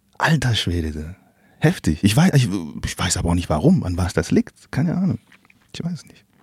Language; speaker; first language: German; native; German